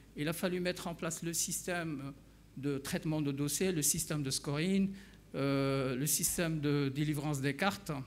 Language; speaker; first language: French; non-native, local second language; Arabic